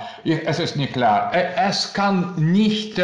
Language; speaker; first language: German; non-native, learner; Russian